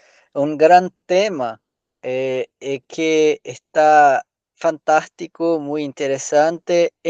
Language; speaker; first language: Spanish; non-native, fluent; Portuguese